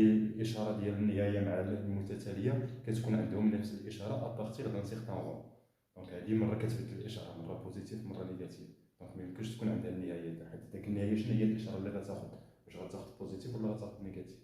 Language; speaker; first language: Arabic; native; Arabic